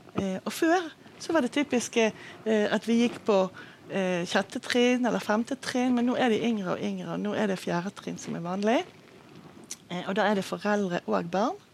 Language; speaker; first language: Norwegian; non-native, fluent; Hebrew